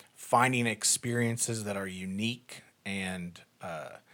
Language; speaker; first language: English; native; English